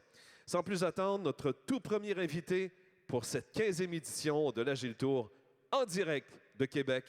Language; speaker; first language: French; native; French